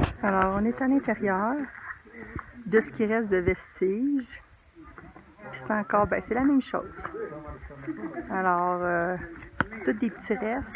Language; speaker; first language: French; native; French